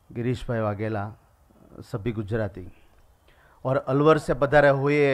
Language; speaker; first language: Hindi; non-native, local second language; Gujarati